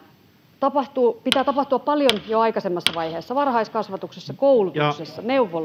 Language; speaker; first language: Finnish; native; Finnish